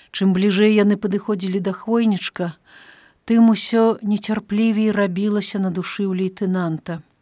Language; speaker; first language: Belarusian; native; Belarusian